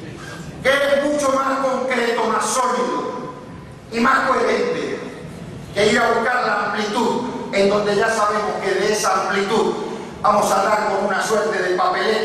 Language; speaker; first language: Spanish; native; Spanish